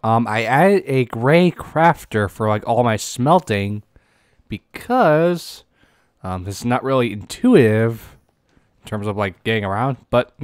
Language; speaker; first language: English; native; English